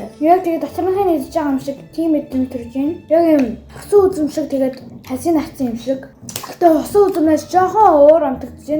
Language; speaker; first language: Mongolian; early bilingual, heritage; Mongolian